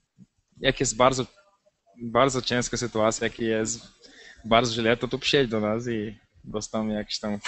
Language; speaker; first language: Polish; non-native, learner; Portuguese